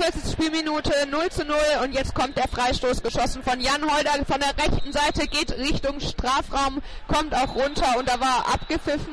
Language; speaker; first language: German; native; German